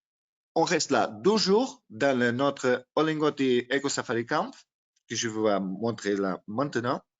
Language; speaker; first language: French; non-native, learner; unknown